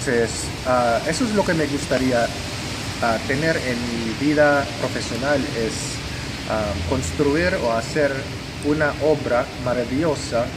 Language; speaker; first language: Spanish; non-native, fluent; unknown